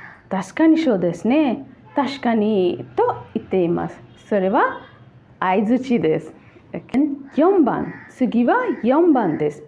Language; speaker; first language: Japanese; non-native, learner; Bangla